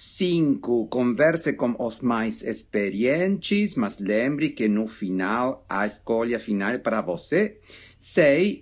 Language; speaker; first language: Portuguese; non-native, learner; Spanish